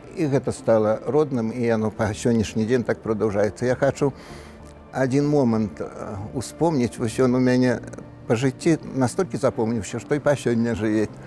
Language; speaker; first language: Belarusian; native; Belarusian